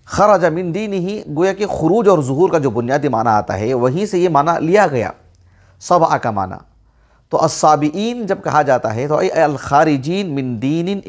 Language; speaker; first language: Urdu; native; Urdu